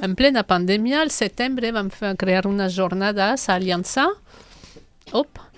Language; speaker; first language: Catalan; non-native, fluent; French